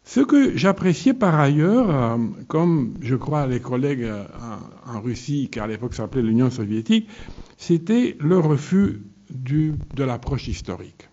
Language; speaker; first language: French; non-native, fluent; Romanian